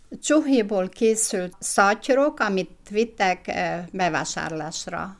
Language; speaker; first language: Hungarian; native; Hungarian